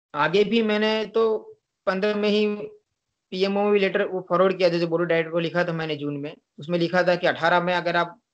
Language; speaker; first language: Hindi; non-native, local second language; Gujarati